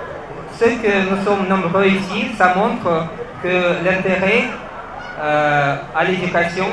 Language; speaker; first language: French; non-native, fluent; Russian